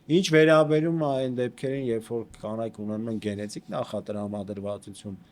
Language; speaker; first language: Armenian; native; Armenian